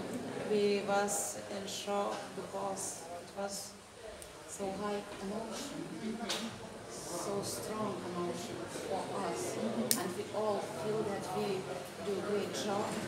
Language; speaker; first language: English; non-native, learner; Lithuanian